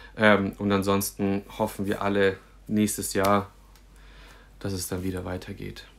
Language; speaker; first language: German; native; German